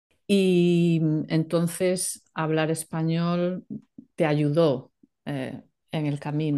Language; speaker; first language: Spanish; native; Spanish